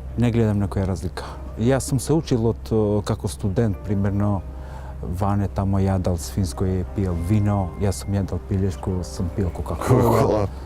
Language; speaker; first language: Macedonian; non-native, local second language; Albanian